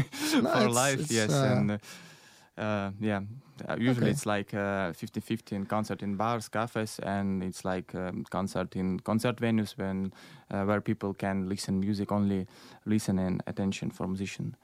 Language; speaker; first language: English; non-native, learner; Belarusian